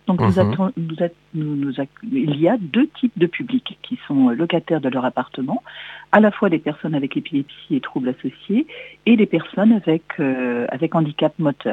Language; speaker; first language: French; native; French